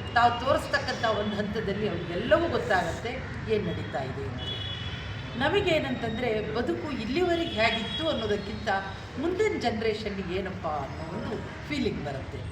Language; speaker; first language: Kannada; non-native, local second language; Lambadi